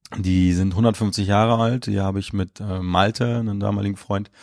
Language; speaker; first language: German; native; German